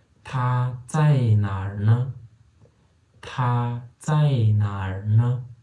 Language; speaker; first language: Chinese; non-native, fluent; Turkmen